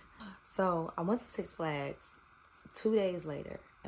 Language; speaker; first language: English; native; English